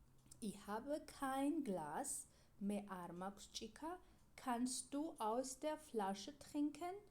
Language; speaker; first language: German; non-native, fluent; Georgian